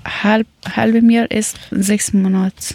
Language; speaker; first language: German; non-native, learner; Persian